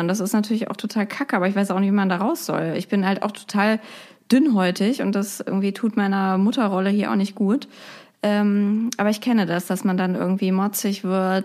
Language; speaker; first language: German; native; German